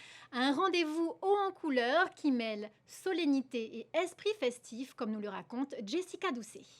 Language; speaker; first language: French; native; French